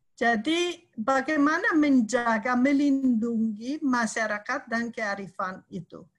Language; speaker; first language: Indonesian; non-native, fluent; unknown